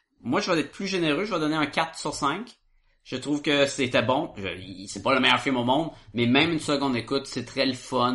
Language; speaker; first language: French; native; French